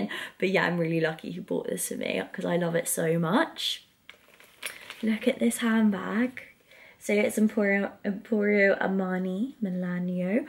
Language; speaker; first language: English; native; English